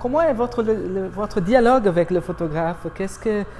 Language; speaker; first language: French; non-native, fluent; Portuguese